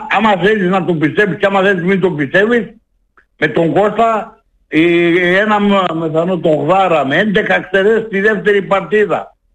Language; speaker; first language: Greek; native; Greek